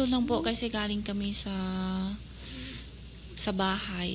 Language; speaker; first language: Filipino; non-native, learner; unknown